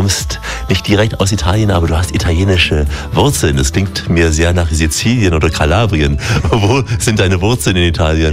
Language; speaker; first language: German; native; German